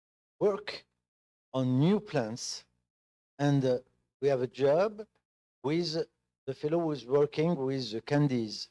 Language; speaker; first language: English; non-native, fluent; French